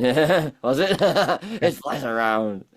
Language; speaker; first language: English; native; English